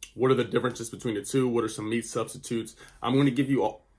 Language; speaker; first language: English; native; English